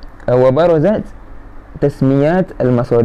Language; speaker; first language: Arabic; non-native, fluent; Malay